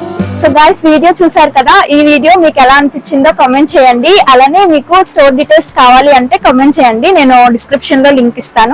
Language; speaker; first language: Telugu; native; Telugu